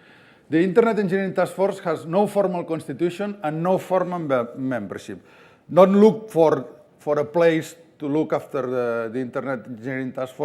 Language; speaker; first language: English; non-native, fluent; Catalan